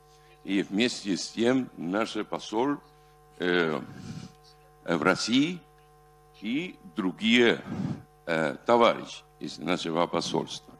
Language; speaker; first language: Russian; non-native, fluent; Spanish